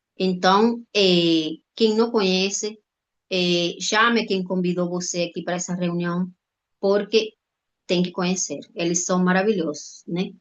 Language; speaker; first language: Portuguese; non-native, fluent; Spanish